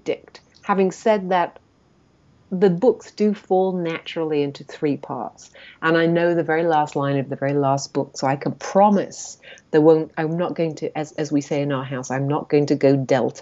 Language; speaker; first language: English; native; English